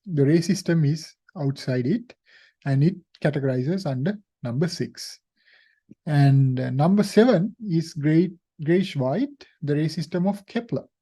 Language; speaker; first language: English; non-native, local second language; Sinhala